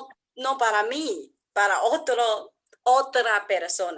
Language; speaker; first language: Spanish; non-native, learner; English